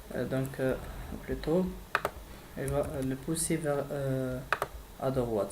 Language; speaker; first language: French; non-native, fluent; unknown